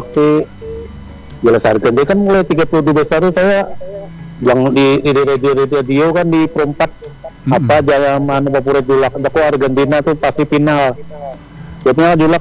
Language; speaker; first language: Indonesian; native; Indonesian